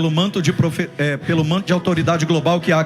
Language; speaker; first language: Portuguese; native; Portuguese